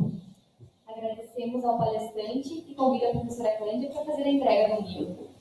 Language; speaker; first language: Portuguese; native; Portuguese